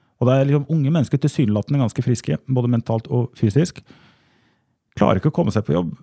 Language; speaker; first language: Norwegian; early bilingual, other home language; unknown